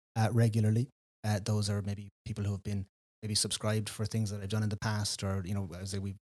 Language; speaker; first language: English; native; English